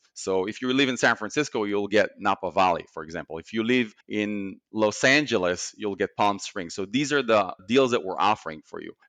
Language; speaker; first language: English; non-native, fluent; Hebrew